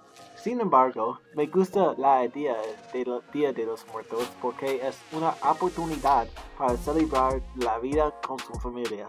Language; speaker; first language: Spanish; non-native, learner; English